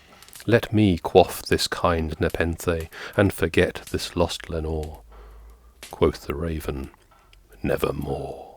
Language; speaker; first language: English; native; English